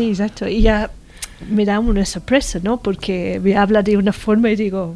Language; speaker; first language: Spanish; non-native, fluent; English